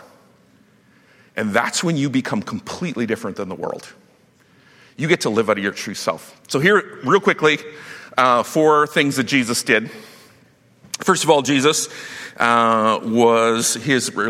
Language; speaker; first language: English; native; English